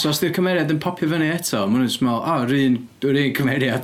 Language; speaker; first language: Welsh; native; Welsh